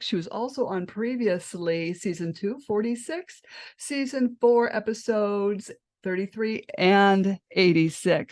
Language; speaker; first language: English; native; English